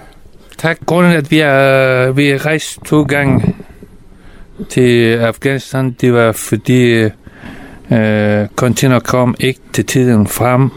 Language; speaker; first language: Danish; non-native, fluent; Persian